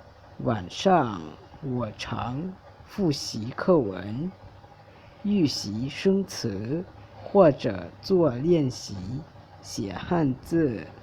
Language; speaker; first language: Chinese; non-native, learner; Lao